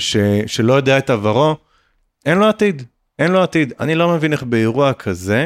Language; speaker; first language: Hebrew; native; Hebrew